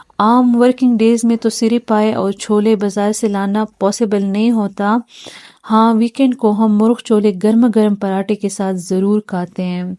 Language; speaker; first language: Urdu; non-native, local second language; Pashto